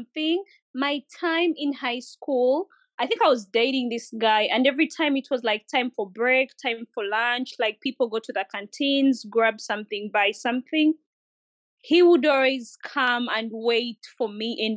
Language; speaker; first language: English; non-native, local second language; Ganda